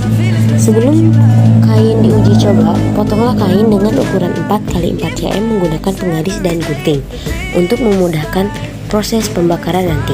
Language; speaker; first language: Indonesian; native; Indonesian